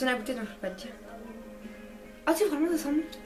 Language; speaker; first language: French; early bilingual, other home language; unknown